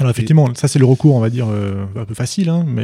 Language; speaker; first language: French; native; French